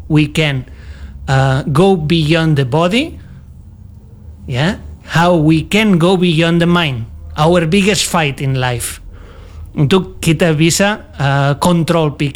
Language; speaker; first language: English; non-native, fluent; Spanish